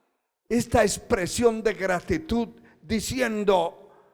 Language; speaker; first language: Spanish; native; Spanish